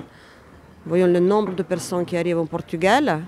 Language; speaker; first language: French; non-native, fluent; Ukrainian